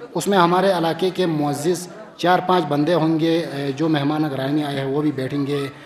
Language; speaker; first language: Urdu; non-native, local second language; Sicilian